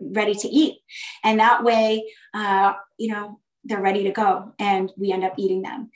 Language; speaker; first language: English; native; English